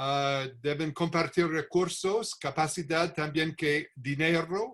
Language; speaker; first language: Spanish; non-native, learner; English